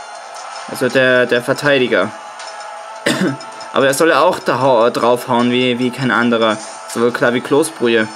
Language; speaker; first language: German; native; German